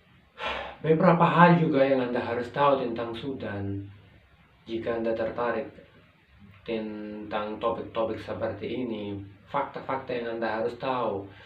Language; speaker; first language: Indonesian; non-native, local second language; Arabic